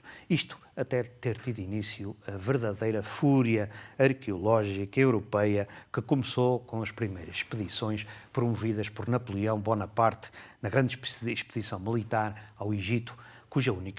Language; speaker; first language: Portuguese; native; Portuguese